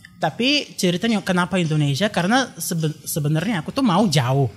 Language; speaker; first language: Indonesian; non-native, fluent; Bulgarian